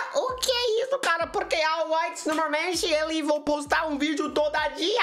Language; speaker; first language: Portuguese; non-native, learner; English